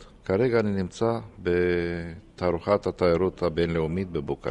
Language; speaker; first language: Hebrew; non-native, fluent; Romanian